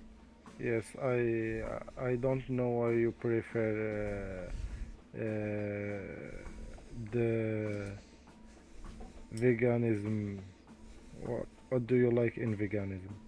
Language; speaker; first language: English; non-native, learner; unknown